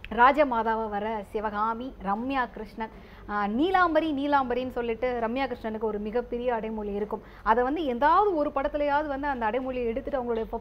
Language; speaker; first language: Tamil; native; Tamil